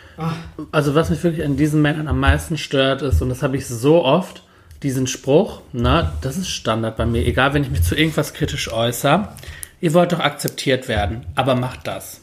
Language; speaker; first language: German; early bilingual, other home language; Turkish